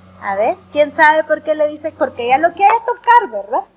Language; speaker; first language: Spanish; native; Spanish